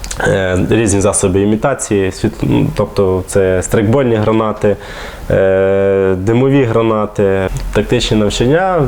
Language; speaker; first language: Ukrainian; native; Ukrainian